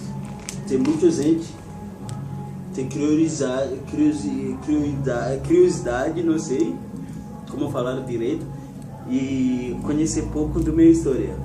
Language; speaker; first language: Portuguese; non-native, learner; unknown